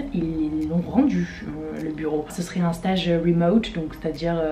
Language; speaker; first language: French; native; French